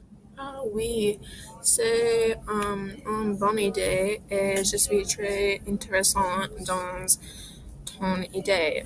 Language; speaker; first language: French; non-native, learner; English